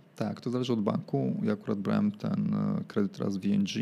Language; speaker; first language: Polish; native; Polish